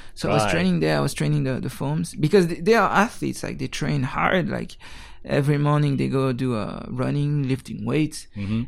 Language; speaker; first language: English; non-native, fluent; French